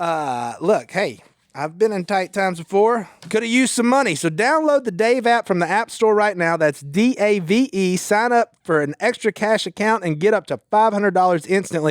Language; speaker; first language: English; native; English